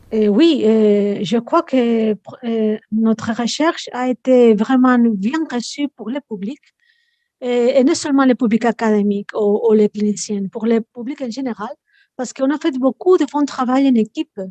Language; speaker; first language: French; non-native, fluent; Spanish